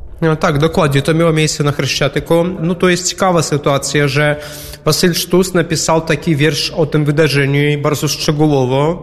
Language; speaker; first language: Polish; non-native, fluent; Ukrainian